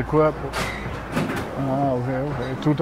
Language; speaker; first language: Spanish; non-native, learner; English